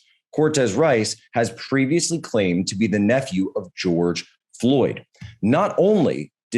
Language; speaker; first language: English; native; English